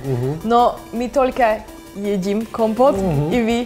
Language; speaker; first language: Russian; non-native, learner; Slovak